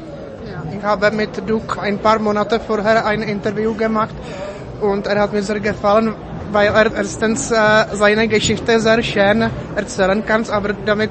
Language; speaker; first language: German; non-native, fluent; Czech